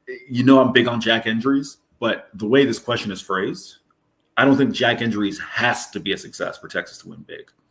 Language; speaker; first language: English; native; English